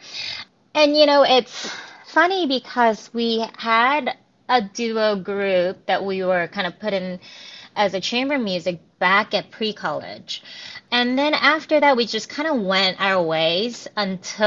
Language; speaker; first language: English; native; English